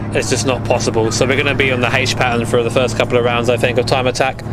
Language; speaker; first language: English; native; English